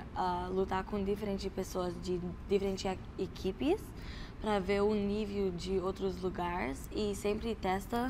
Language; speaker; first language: Portuguese; early bilingual, heritage; Portuguese